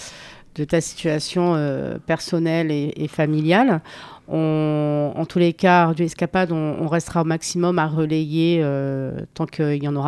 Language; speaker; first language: French; native; French